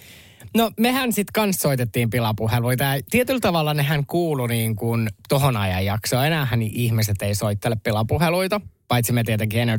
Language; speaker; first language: Finnish; native; Finnish